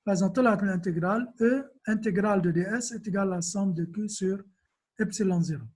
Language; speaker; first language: French; non-native, local second language; Arabic